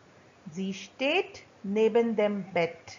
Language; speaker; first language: German; non-native, fluent; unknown